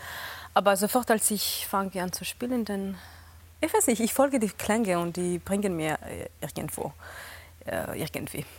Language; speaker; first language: German; non-native, fluent; Georgian